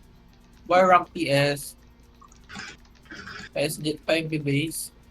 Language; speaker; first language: English; non-native, local second language; Filipino